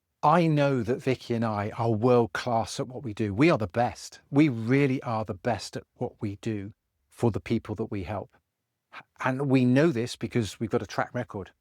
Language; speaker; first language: English; native; English